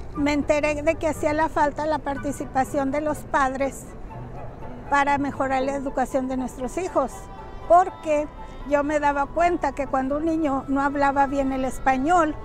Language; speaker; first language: Spanish; native; Spanish